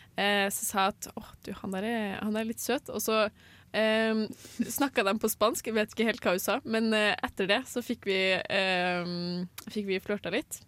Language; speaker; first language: Norwegian; native; Norwegian